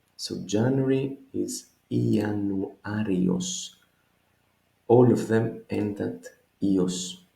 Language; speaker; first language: English; non-native, fluent; Greek